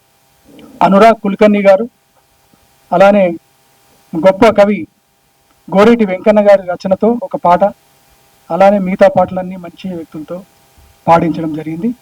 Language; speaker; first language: Telugu; native; Telugu